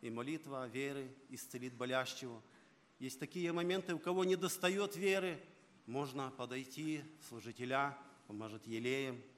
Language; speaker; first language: Russian; non-native, local second language; Ukrainian